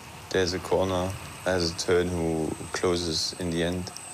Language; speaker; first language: English; non-native, fluent; Luxembourgish